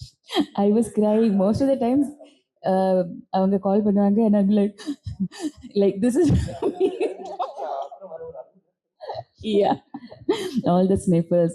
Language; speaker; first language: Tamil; non-native, local second language; Malayalam